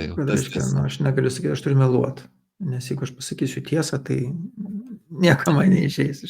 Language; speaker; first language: Lithuanian; native; Lithuanian